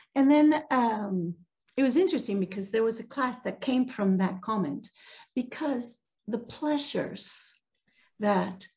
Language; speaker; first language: English; non-native, fluent; Spanish